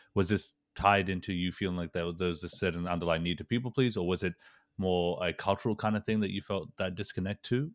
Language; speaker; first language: English; early bilingual, other home language; Urdu